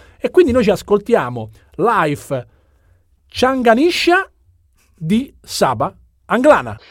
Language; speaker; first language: Italian; native; Italian